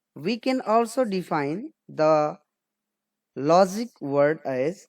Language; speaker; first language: English; non-native, local second language; Nepali